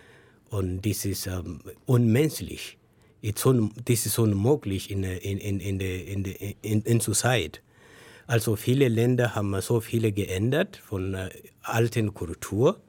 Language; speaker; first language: German; non-native, learner; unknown